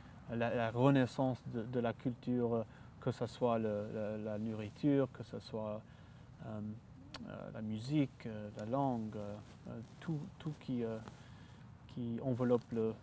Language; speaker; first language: French; non-native, local second language; English